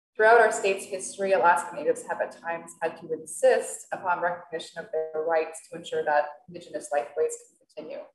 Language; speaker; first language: English; native; English